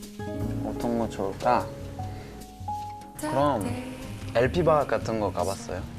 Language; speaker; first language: Korean; non-native, local second language; French